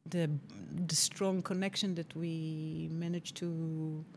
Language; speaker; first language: English; non-native, fluent; Hebrew